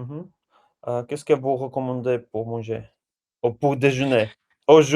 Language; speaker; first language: French; non-native, learner; English